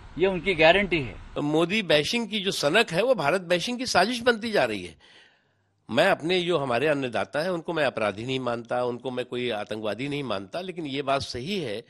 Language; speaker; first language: Hindi; native; Hindi